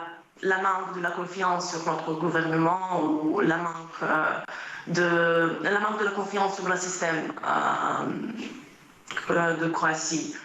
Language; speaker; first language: French; non-native, fluent; Croatian